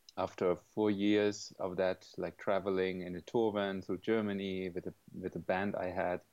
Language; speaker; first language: English; non-native, fluent; German